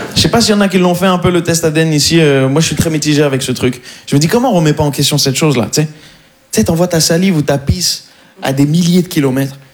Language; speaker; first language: French; native; French